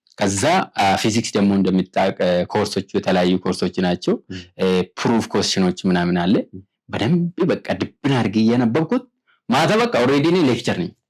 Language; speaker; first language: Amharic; non-native, local second language; Oromo